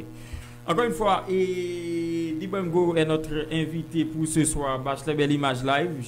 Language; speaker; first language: French; non-native, local second language; Haitian Creole